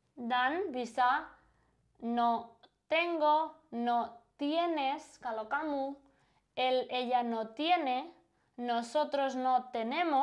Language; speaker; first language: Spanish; non-native, fluent; Indonesian